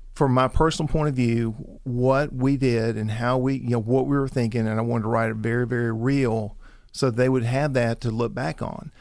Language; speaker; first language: English; native; English